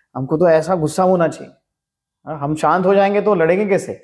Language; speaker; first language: Hindi; non-native, local second language; Marathi